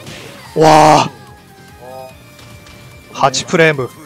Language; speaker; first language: Japanese; non-native, learner; Korean